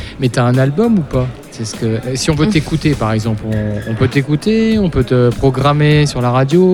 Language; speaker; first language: French; native; French